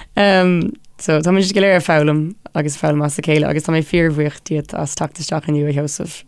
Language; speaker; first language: Irish; non-native, local second language; English